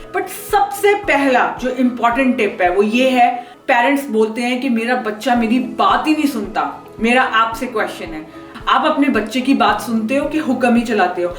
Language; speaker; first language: Hindi; native; Hindi